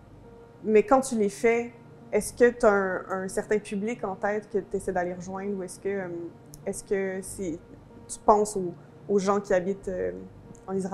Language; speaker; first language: French; native; French